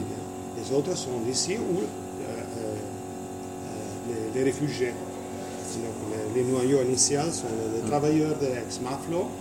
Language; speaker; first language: French; non-native, fluent; Italian